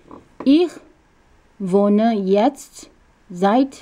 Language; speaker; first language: German; non-native, learner; Japanese